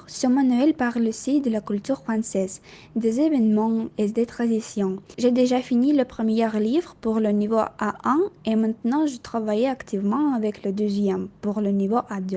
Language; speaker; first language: French; non-native, learner; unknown